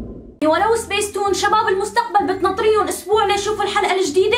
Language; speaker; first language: Arabic; native; Arabic